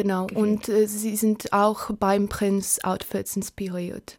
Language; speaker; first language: German; non-native, learner; Polish